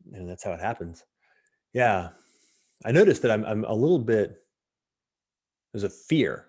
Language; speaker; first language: English; native; English